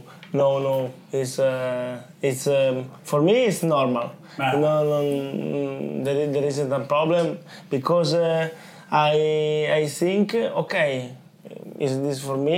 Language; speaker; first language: English; non-native, learner; Italian